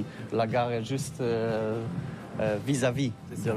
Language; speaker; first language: French; non-native, learner; Polish